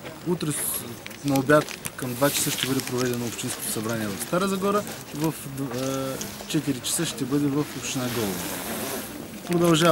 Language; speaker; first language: Bulgarian; native; Bulgarian